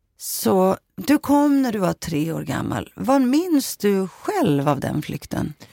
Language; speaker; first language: Swedish; early bilingual, other home language; Greek